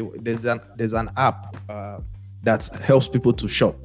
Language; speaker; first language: English; non-native, local second language; Yoruba